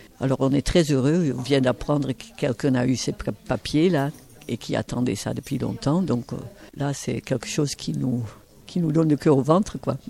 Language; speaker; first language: French; native; French